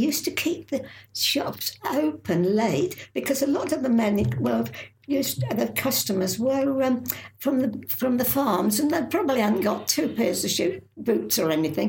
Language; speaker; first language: English; native; English